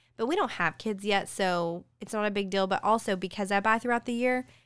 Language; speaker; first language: English; early bilingual, other home language; Spanish